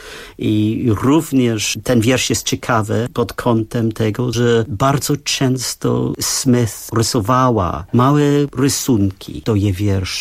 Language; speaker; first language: Polish; non-native, fluent; English